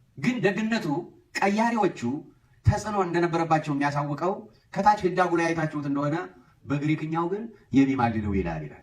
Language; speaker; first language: Amharic; native; Amharic